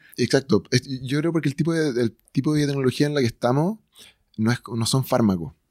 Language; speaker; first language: Spanish; native; Spanish